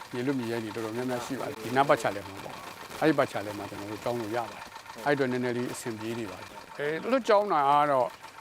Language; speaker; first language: Burmese; native; Burmese